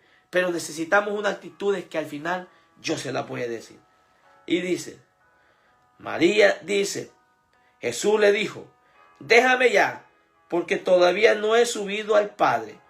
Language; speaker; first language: Spanish; native; Spanish